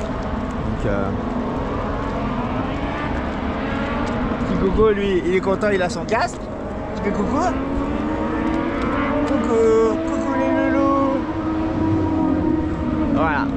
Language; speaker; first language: French; native; French